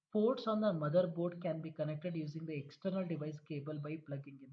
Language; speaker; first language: English; non-native, local second language; Kannada